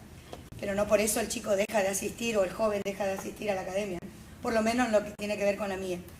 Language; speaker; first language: Spanish; native; Spanish